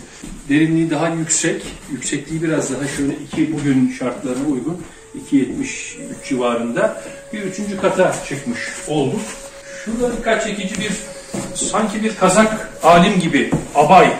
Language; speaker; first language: Turkish; native; Turkish